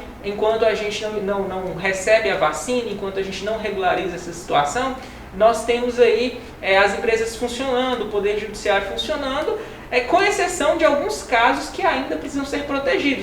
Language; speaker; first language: Portuguese; native; Portuguese